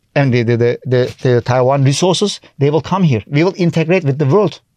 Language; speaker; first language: English; non-native, fluent; Turkish